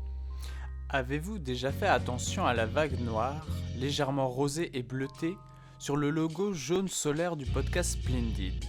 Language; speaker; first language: French; native; French